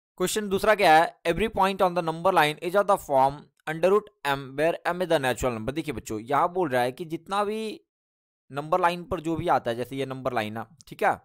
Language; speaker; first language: Hindi; native; Hindi